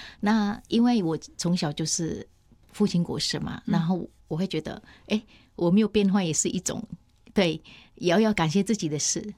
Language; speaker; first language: Chinese; non-native, fluent; Vietnamese